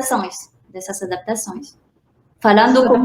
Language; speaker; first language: Portuguese; non-native, fluent; French